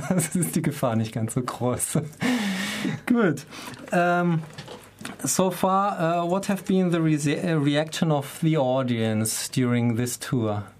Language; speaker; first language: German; native; German